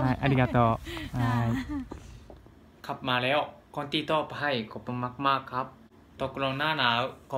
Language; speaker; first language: Thai; non-native, learner; Japanese